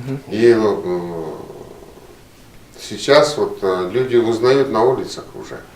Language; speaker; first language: Russian; non-native, learner; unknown